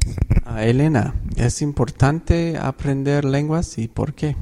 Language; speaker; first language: Spanish; non-native, fluent; English